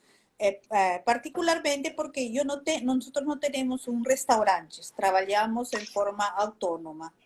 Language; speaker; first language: Spanish; non-native, fluent; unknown